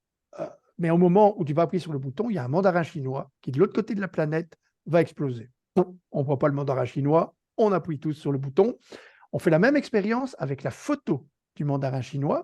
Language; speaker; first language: French; native; French